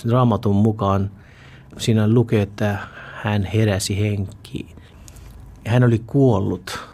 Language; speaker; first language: Finnish; non-native, fluent; Urdu